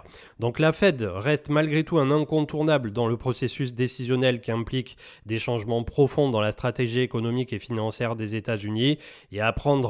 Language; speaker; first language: French; native; French